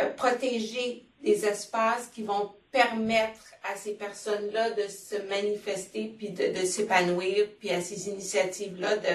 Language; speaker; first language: French; native; French